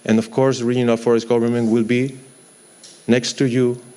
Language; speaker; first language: English; non-native, fluent; Galician